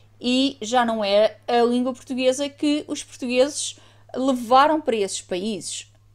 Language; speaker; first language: Portuguese; native; Portuguese